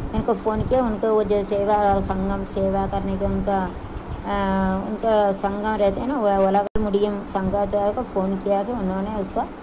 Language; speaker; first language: Hindi; non-native, local second language; Tamil